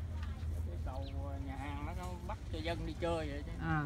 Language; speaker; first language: Vietnamese; native; Vietnamese